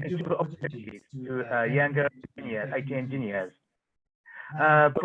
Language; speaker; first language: English; non-native, learner; Japanese